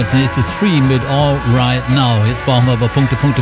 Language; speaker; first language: German; native; German